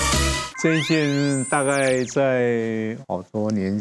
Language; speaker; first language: Chinese; native; Chinese